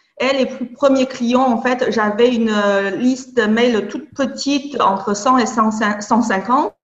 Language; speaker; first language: French; non-native, fluent; Chinese